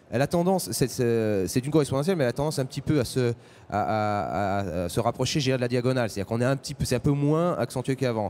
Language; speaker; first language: French; native; French